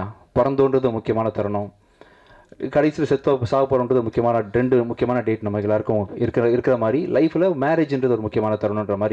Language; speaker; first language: Tamil; native; Tamil